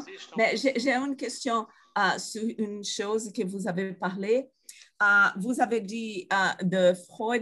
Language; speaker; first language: French; non-native, fluent; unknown